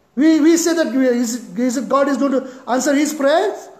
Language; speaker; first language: English; non-native, local second language; Marathi